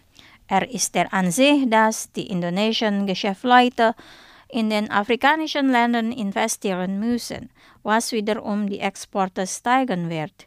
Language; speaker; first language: German; non-native, fluent; Indonesian